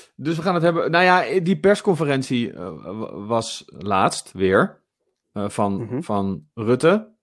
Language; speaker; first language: Dutch; native; Dutch